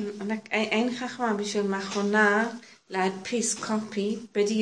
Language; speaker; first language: Hebrew; non-native, fluent; English